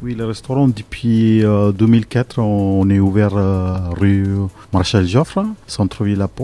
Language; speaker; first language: French; non-native, learner; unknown